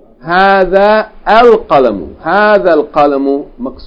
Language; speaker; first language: Arabic; non-native, fluent; English